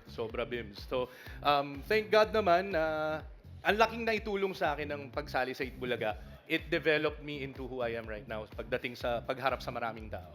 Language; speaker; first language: Filipino; native; Filipino